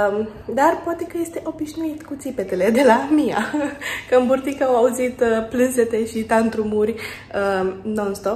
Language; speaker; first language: Romanian; native; Romanian